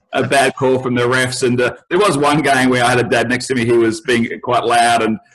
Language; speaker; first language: English; native; English